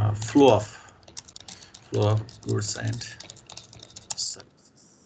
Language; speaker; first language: English; non-native, local second language; Nepali